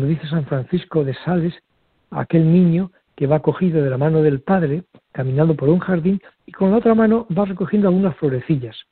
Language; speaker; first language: Spanish; native; Spanish